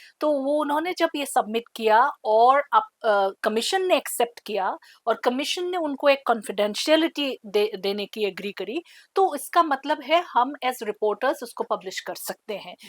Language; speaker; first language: Hindi; non-native, local second language; Assamese